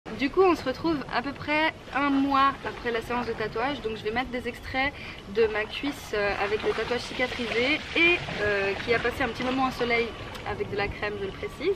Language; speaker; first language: French; native; French